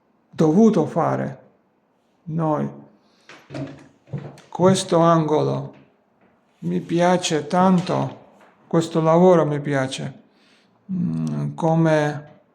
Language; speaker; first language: Italian; non-native, learner; Georgian